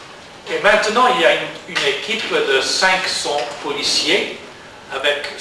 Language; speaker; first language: French; non-native, learner; English